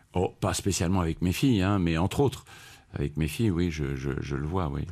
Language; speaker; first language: French; native; French